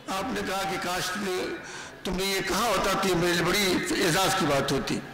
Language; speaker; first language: Urdu; native; Urdu